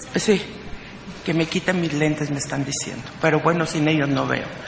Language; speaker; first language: Spanish; native; Spanish